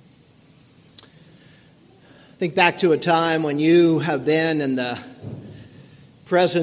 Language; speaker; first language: English; native; English